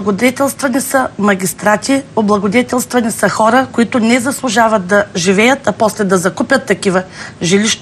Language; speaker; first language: Bulgarian; native; Bulgarian